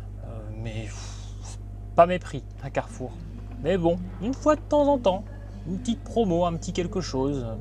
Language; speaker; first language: French; native; French